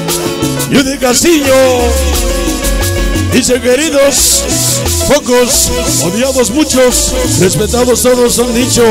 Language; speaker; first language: Spanish; native; Spanish